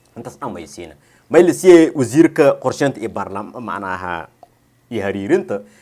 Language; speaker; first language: Somali; non-native, local second language; Maay